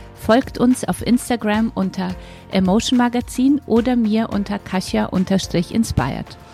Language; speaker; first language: German; non-native, fluent; Polish